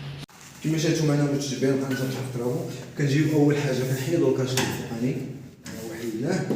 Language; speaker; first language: Arabic; native; Arabic